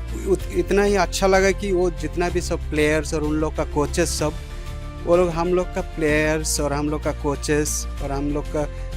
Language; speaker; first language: Hindi; non-native, local second language; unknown